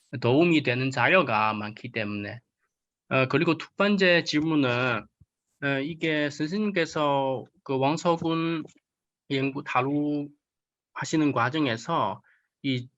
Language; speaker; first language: Korean; non-native, fluent; Chinese